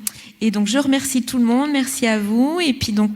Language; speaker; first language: French; native; French